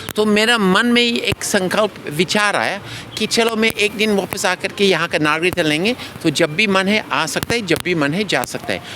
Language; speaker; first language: Hindi; non-native, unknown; English